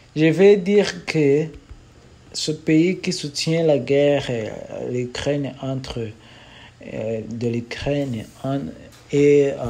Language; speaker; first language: French; non-native, learner; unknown